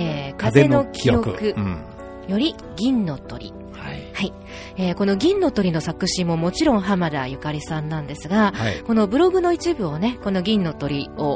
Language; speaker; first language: Japanese; native; Japanese